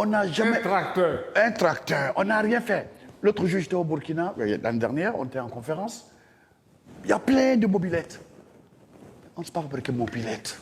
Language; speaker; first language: French; non-native, local second language; Dyula